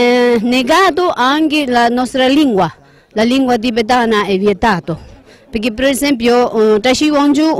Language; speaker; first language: Italian; non-native, learner; Tibetan